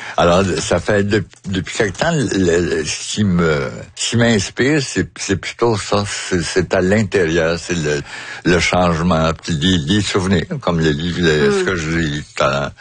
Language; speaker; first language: French; native; French